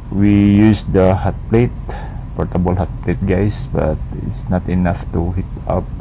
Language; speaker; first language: English; non-native, local second language; Filipino